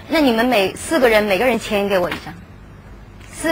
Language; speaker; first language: Chinese; native; Chinese